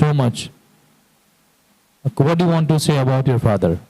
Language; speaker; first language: English; non-native, fluent; Hindi